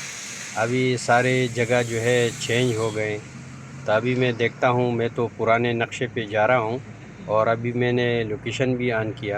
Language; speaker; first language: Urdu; non-native, local second language; Pashto